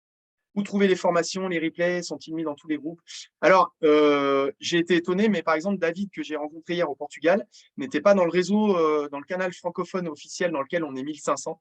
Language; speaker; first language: French; native; French